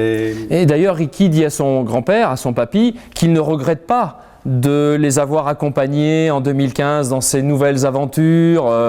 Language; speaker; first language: French; native; French